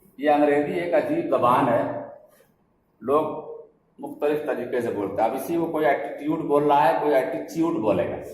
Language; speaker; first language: Urdu; native; Urdu